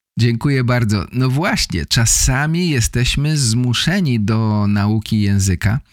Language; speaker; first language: Polish; native; Polish